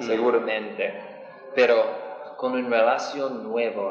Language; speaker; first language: Spanish; non-native, learner; English